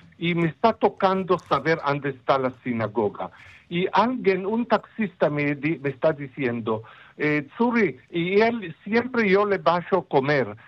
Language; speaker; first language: Spanish; non-native, fluent; Ladino